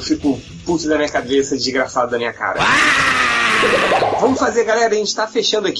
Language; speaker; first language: Portuguese; native; Portuguese